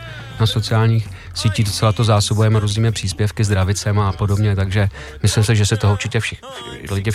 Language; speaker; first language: Czech; native; Czech